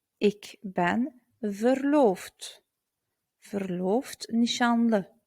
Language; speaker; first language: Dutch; non-native, fluent; Turkish